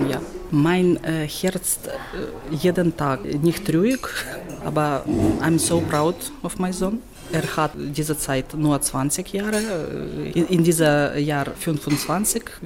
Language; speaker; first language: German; non-native, learner; Ukrainian